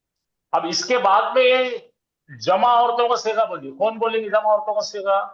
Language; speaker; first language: Hindi; native; Hindi